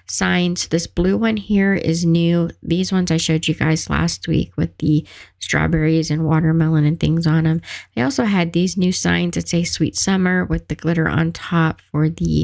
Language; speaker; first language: English; native; English